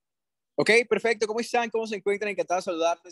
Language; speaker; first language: Spanish; native; Spanish